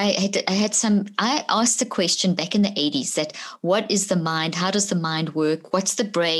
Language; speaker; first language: English; native; English